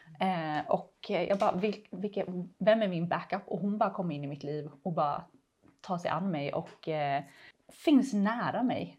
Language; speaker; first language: Swedish; native; Swedish